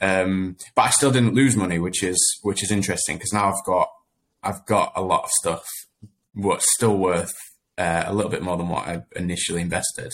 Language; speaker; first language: English; native; English